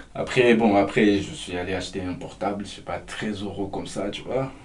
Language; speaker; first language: French; non-native, local second language; Fula